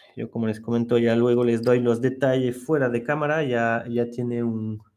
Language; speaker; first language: Spanish; non-native, fluent; French